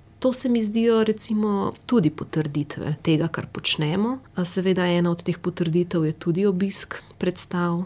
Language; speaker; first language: Slovenian; native; Slovenian